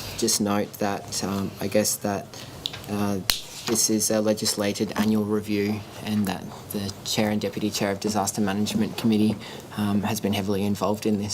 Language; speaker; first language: English; native; English